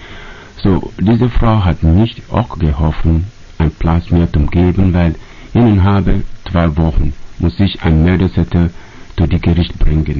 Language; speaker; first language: German; non-native, learner; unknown